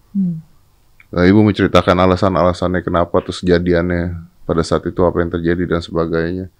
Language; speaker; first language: Indonesian; native; Indonesian